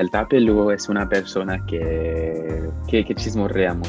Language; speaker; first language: Spanish; non-native, fluent; English